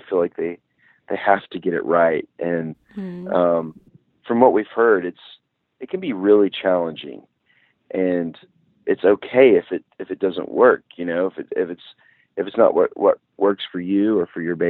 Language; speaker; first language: English; native; English